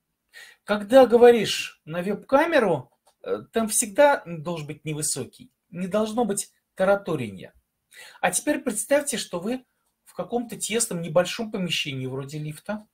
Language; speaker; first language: Russian; native; Russian